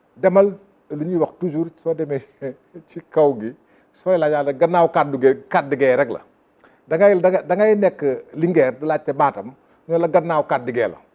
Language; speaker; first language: Wolof; non-native, local second language; Fula